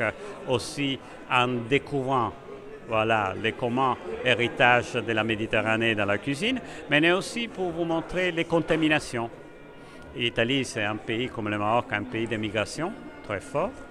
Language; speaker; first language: French; non-native, fluent; Italian